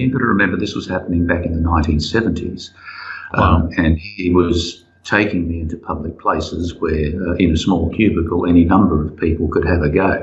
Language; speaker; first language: English; native; English